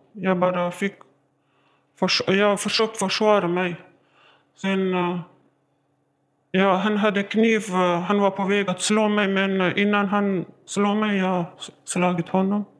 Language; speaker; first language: Swedish; non-native, learner; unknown